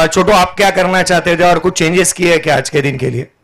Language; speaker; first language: Hindi; non-native, local second language; Marathi